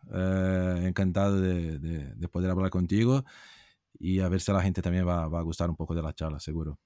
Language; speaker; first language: Spanish; non-native, fluent; Portuguese